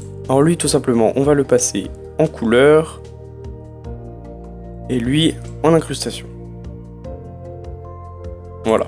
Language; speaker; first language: French; native; French